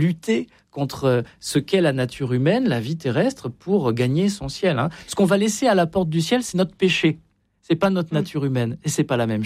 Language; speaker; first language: French; native; French